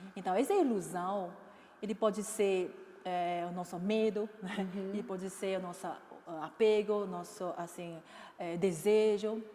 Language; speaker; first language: Portuguese; non-native, fluent; Chinese